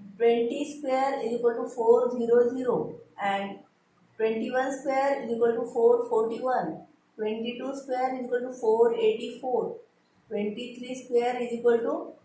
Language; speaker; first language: English; non-native, local second language; Marathi